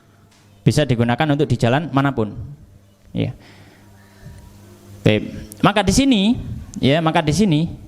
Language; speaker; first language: Indonesian; native; Indonesian